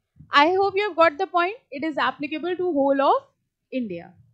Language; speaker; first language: English; non-native, local second language; Hindi